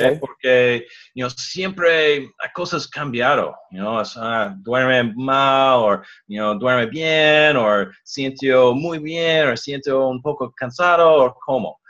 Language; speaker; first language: Spanish; non-native, learner; English